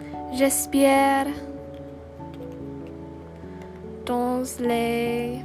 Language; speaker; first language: French; non-native, learner; English